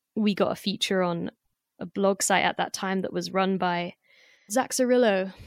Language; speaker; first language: English; native; English